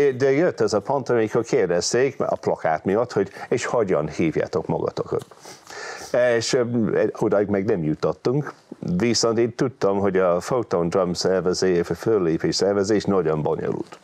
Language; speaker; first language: Hungarian; non-native, fluent; English